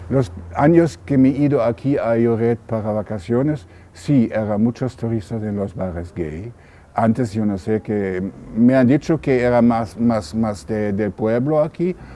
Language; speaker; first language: Spanish; non-native, learner; German